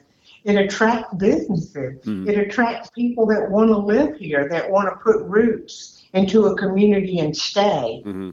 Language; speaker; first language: English; native; English